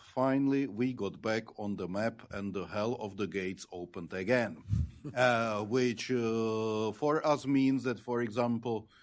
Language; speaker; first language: English; non-native, fluent; Czech